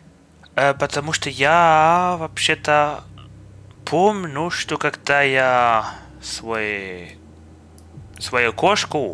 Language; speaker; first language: Russian; early bilingual, heritage; Russian